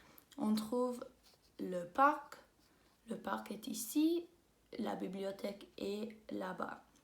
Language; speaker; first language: French; non-native, local second language; English